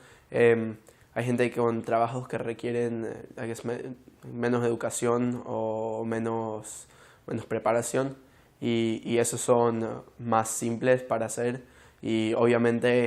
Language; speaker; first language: Spanish; early bilingual, heritage; Spanish